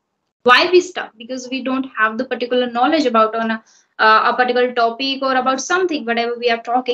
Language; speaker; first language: English; non-native, fluent; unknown